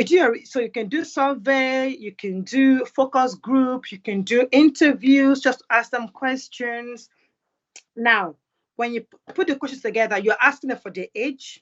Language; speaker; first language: English; non-native, local second language; Yoruba